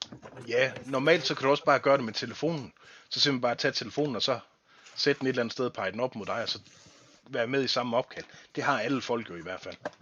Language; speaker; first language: Danish; native; Danish